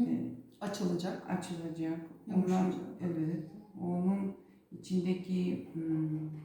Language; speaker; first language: Turkish; non-native, learner; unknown